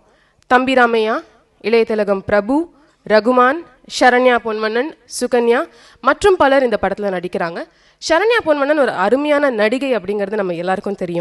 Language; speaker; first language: Tamil; native; Tamil